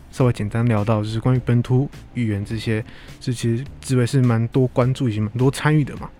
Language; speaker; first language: Chinese; native; Chinese